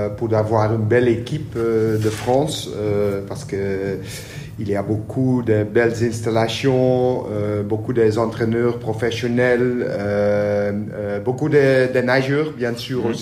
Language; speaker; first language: French; non-native, learner; Dutch